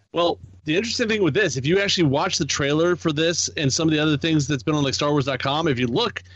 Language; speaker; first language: English; native; English